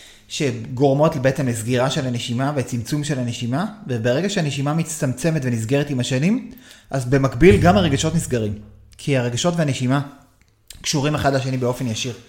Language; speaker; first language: Hebrew; native; Hebrew